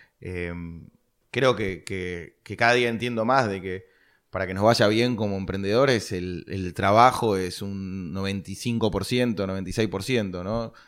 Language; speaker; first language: Spanish; native; Spanish